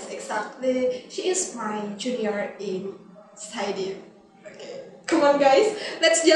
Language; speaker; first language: English; non-native, learner; Indonesian